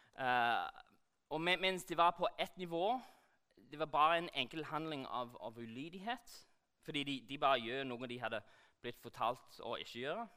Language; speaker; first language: Norwegian; non-native, fluent; English